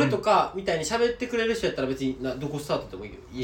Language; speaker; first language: Japanese; native; Japanese